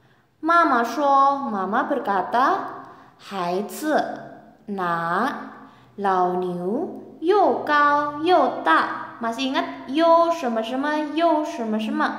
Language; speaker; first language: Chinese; non-native, fluent; Indonesian